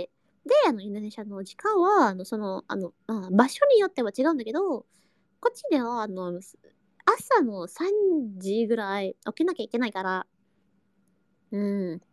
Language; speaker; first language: Japanese; non-native, learner; Indonesian